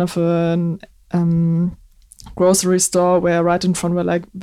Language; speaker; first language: English; non-native, fluent; German